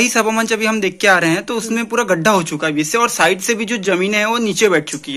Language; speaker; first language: Hindi; native; Hindi